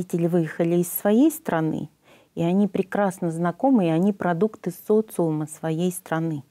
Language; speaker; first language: Russian; native; Russian